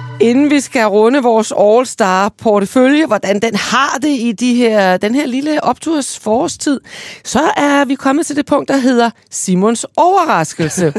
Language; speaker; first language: Danish; native; Danish